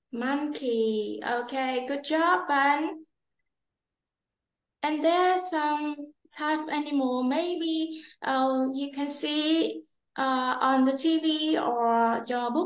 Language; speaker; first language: English; non-native, learner; Vietnamese